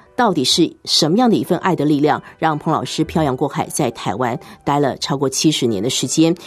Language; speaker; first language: Chinese; native; Chinese